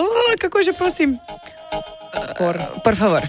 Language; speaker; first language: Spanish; non-native, learner; Slovenian